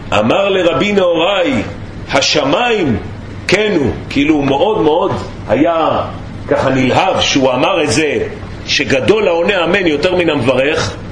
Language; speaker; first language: Hebrew; native; Hebrew